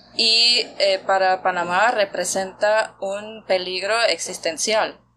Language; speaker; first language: Spanish; non-native, fluent; German